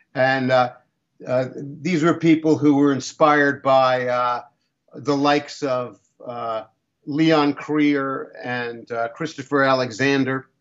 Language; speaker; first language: English; native; English